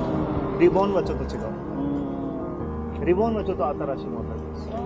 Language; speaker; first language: Japanese; non-native, fluent; Hindi